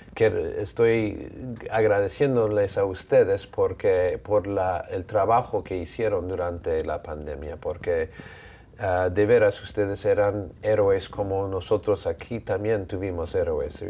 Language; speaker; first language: Spanish; non-native, fluent; English